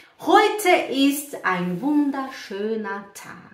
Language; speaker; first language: German; non-native, fluent; Portuguese